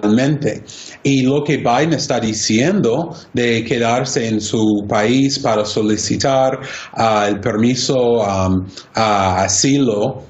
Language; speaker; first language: Spanish; non-native, fluent; English